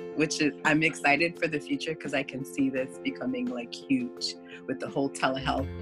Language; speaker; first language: English; non-native, fluent; Haitian Creole